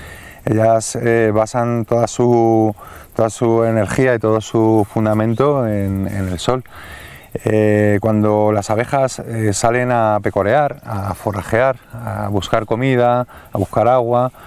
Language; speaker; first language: Spanish; native; Spanish